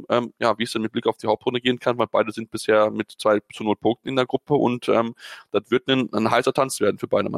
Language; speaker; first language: German; native; German